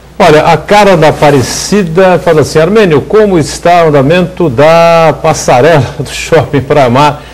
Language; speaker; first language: Portuguese; native; Portuguese